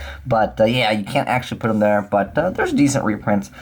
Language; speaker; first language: English; native; English